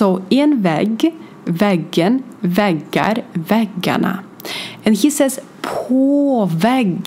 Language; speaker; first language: Swedish; non-native, fluent; Ukrainian